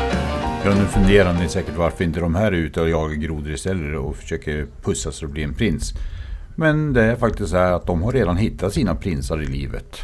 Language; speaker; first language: Swedish; native; Swedish